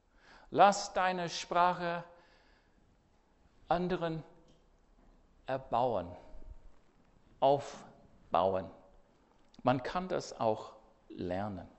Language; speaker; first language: German; non-native, fluent; English